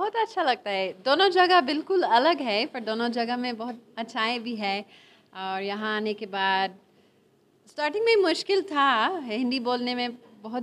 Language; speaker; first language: Hindi; non-native, learner; English